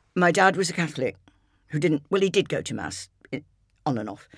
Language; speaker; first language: English; native; English